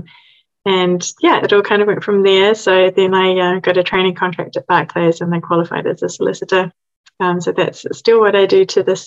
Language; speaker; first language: English; native; English